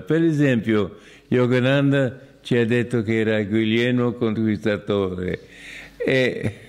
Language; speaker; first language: Italian; non-native, fluent; English